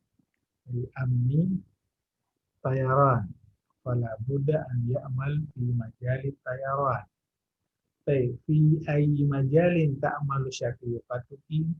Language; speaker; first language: Arabic; non-native, fluent; Indonesian